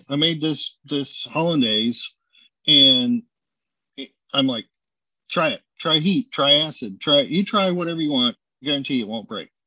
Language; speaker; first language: English; native; English